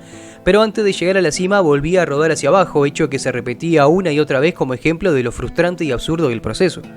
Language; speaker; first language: Spanish; native; Spanish